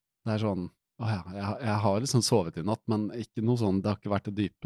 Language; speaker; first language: Norwegian; native; Norwegian